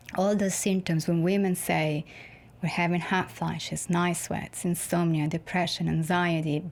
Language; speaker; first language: English; non-native, fluent; Italian